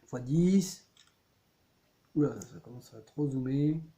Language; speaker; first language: French; native; French